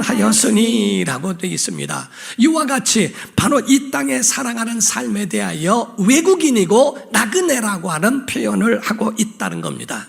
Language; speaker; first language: Korean; native; Korean